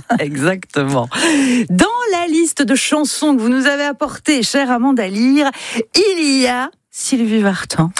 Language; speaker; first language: French; native; French